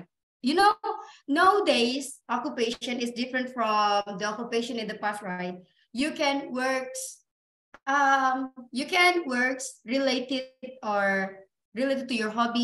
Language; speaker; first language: English; non-native, fluent; Indonesian